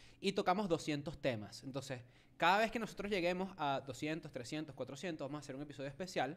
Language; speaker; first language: Spanish; native; Spanish